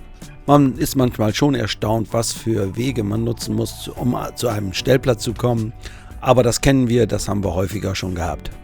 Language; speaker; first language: German; native; German